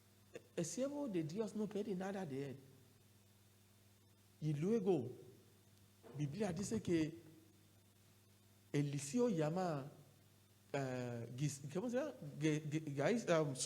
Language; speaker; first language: Spanish; non-native, learner; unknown